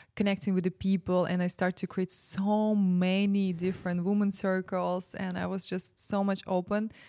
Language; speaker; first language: English; non-native, fluent; Ukrainian